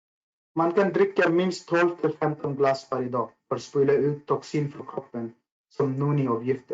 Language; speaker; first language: Swedish; non-native, fluent; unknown